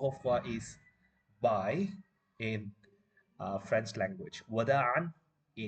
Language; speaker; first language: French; non-native, learner; Bangla